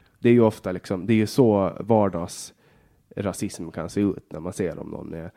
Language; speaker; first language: Swedish; native; Swedish